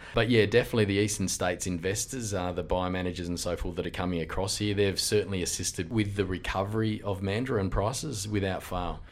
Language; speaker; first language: English; native; English